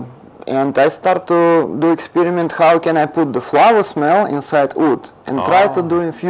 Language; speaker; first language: English; non-native, learner; Russian